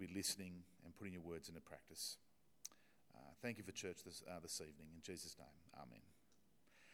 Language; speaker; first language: English; native; English